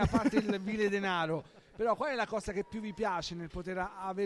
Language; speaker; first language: Italian; native; Italian